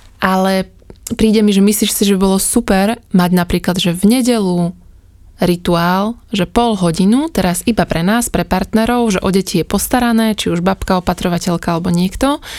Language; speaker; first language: Slovak; native; Slovak